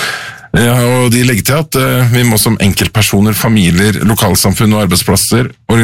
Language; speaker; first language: Norwegian; native; Norwegian